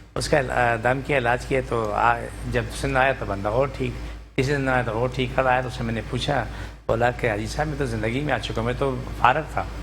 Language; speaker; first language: Urdu; non-native, local second language; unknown